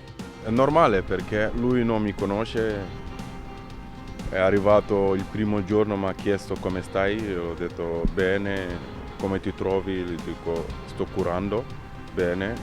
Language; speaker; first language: Italian; non-native, fluent; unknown